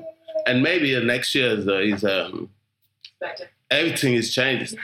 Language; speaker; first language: English; non-native, learner; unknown